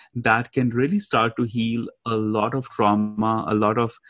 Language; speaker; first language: English; non-native, local second language; Hindi